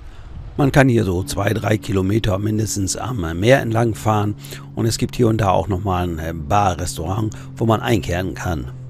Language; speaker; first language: German; native; German